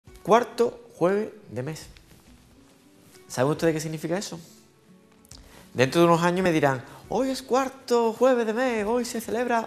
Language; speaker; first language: Spanish; native; Spanish